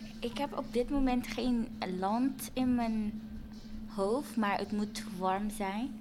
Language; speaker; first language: Dutch; non-native, fluent; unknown